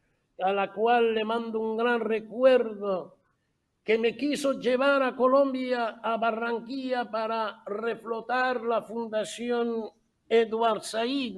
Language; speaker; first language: Spanish; non-native, fluent; Arabic